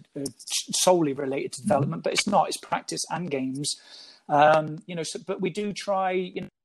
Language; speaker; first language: English; native; English